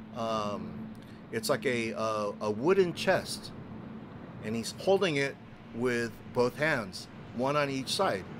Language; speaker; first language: English; native; English